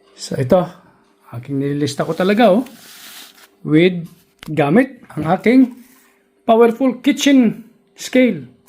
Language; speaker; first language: Filipino; native; Filipino